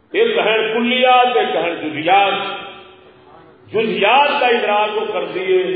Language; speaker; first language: Urdu; non-native, local second language; Punjabi